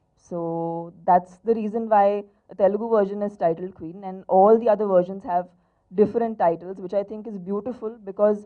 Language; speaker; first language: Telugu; non-native, fluent; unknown